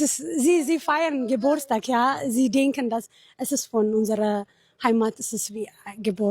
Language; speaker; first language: German; non-native, learner; Tigrinya